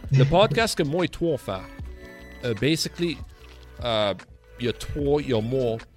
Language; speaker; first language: French; native; French